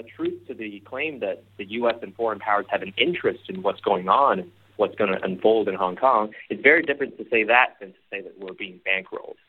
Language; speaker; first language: English; non-native, local second language; Cantonese